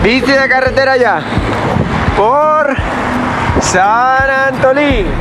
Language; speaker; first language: Spanish; native; Spanish